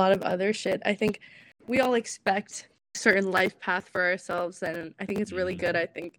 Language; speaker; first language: English; native; English